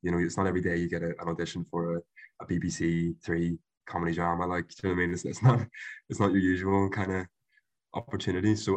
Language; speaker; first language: English; native; English